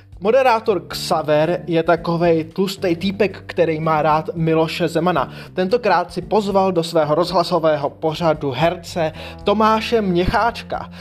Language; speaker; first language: Czech; native; Czech